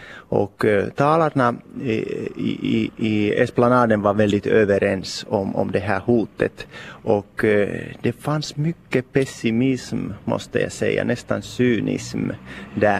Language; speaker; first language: Swedish; non-native, local second language; Finnish